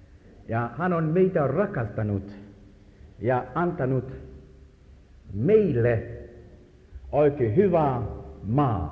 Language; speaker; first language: Finnish; non-native, learner; Swahili